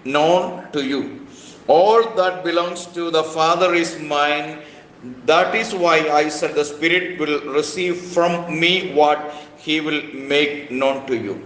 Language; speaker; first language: English; non-native, local second language; Malayalam